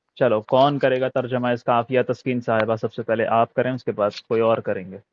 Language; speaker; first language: Urdu; native; Urdu